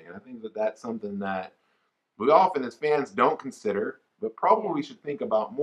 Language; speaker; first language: English; native; English